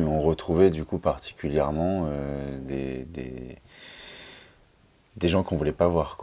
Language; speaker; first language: French; native; French